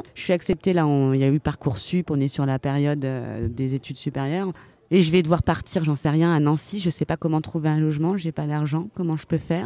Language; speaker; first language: French; native; French